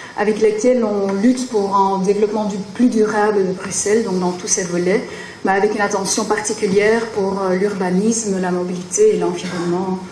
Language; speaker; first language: French; non-native, local second language; Dutch